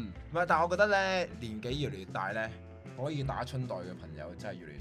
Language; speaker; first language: Cantonese; native; Cantonese